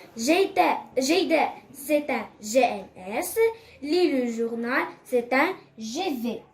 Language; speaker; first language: French; non-native, local second language; Arabic